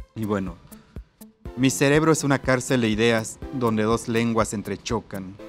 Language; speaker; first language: Spanish; non-native, local second language; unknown